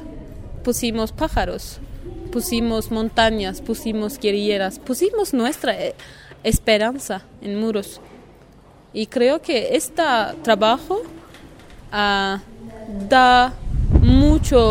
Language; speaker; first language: Spanish; non-native, learner; Kurdish